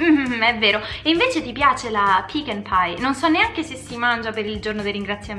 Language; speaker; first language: Italian; native; Italian